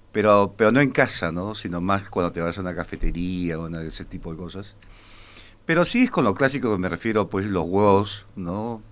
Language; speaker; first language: Spanish; native; Spanish